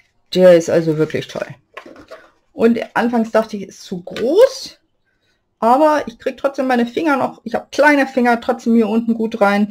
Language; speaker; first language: German; native; German